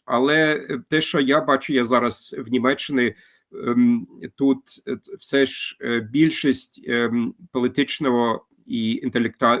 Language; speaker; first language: Ukrainian; non-native, fluent; German